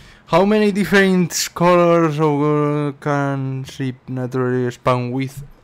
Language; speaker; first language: English; non-native, learner; Spanish